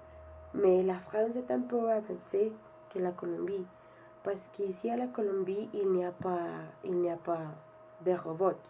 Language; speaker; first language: French; non-native, learner; Spanish